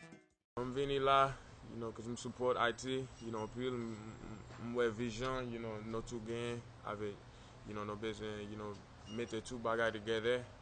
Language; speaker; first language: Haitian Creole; early bilingual, heritage; English